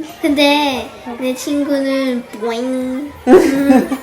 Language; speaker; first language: Korean; early bilingual, heritage; Korean